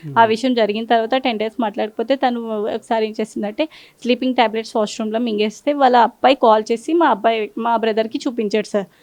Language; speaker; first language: Telugu; non-native, local second language; Urdu